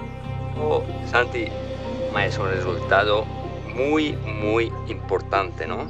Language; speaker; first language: Spanish; non-native, learner; Italian